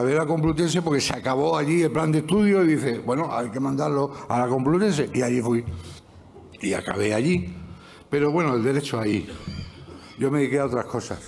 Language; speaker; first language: Spanish; native; Spanish